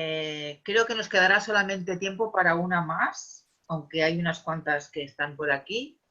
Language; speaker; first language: Spanish; native; Spanish